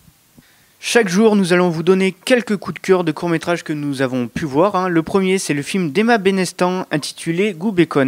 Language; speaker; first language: French; native; French